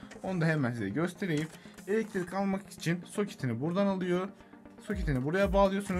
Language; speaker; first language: Turkish; native; Turkish